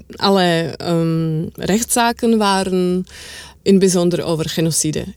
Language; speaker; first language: Dutch; non-native, learner; Czech